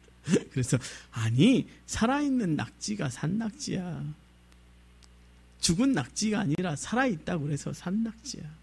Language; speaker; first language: Korean; native; Korean